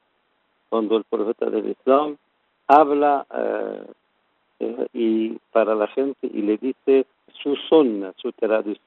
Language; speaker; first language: Spanish; non-native, learner; Persian